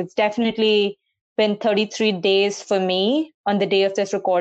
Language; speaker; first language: English; non-native, local second language; Hindi